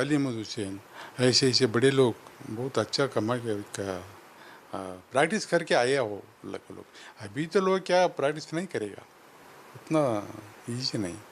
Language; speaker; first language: Hindi; non-native, local second language; Kannada